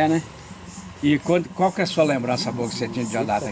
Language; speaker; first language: Portuguese; native; Portuguese